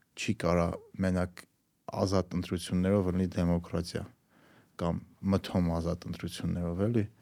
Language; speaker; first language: Armenian; native; Armenian